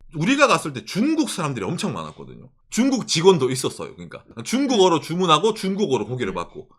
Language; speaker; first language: Korean; native; Korean